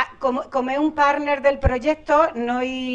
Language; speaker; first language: Italian; non-native, learner; Spanish